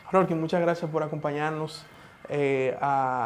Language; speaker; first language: Spanish; native; Spanish